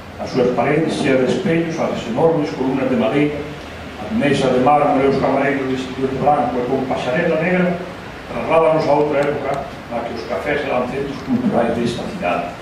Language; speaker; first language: Galician; non-native, fluent; Spanish